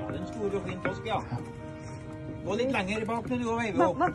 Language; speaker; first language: Norwegian; native; Norwegian